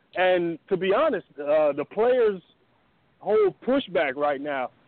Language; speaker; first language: English; native; English